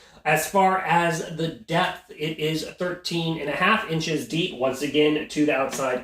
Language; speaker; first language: English; native; English